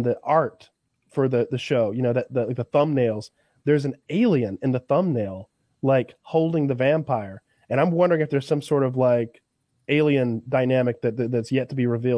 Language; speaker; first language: English; native; English